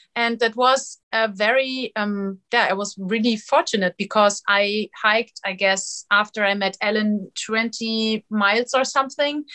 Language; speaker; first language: English; non-native, fluent; German